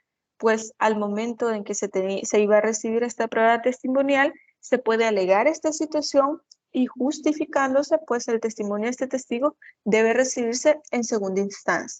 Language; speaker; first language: Spanish; native; Spanish